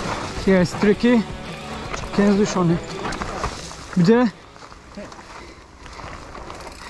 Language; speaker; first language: German; non-native, learner; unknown